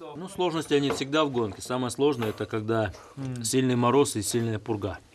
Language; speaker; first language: Russian; native; Russian